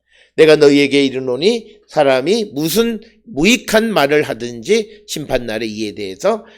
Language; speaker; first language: Korean; native; Korean